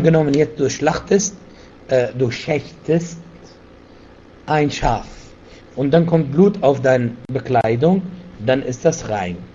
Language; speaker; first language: German; non-native, fluent; Arabic